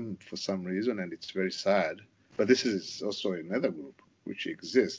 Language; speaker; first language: English; non-native, local second language; Kinyarwanda